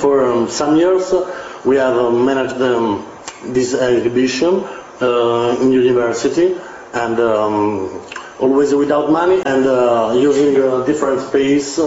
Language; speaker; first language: English; non-native, learner; Italian